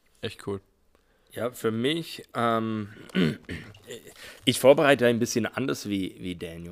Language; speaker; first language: German; non-native, learner; English